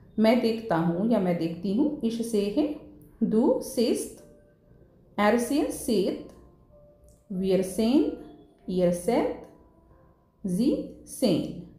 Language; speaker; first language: Hindi; native; Hindi